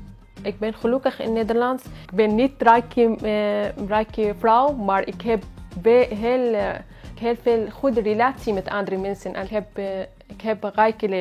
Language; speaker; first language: Dutch; non-native, learner; Arabic